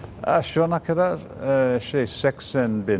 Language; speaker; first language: Turkish; non-native, fluent; English